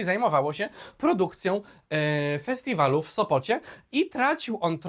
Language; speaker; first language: Polish; native; Polish